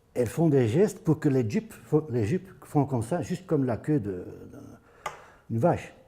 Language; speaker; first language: French; non-native, fluent; Dutch